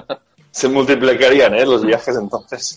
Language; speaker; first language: Spanish; native; Spanish